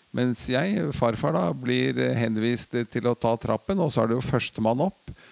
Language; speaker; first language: Norwegian; early bilingual, other home language; Latvian